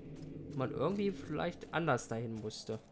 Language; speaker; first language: German; native; German